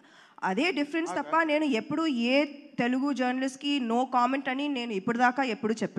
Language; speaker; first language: Telugu; non-native, fluent; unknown